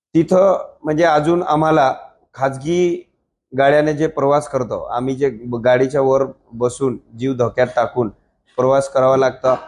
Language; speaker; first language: Marathi; non-native, local second language; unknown